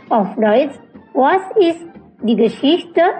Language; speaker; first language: German; non-native, fluent; Indonesian